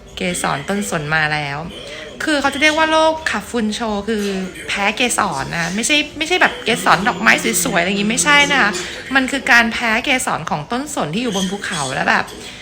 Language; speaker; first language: Thai; native; Thai